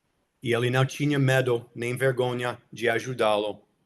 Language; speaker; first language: Portuguese; non-native, fluent; English